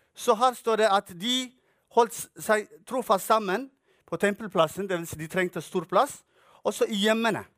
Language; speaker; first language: Norwegian; non-native, fluent; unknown